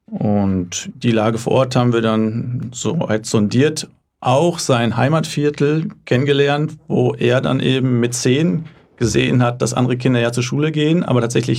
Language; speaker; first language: German; native; German